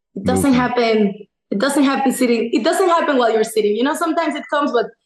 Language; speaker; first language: English; non-native, fluent; Spanish